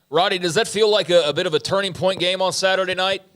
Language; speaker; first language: English; native; English